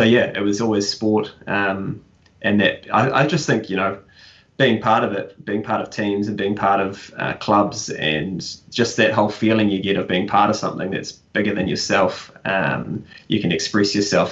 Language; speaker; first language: English; native; English